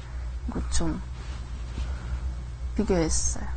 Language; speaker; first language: Korean; early bilingual, other home language; Russian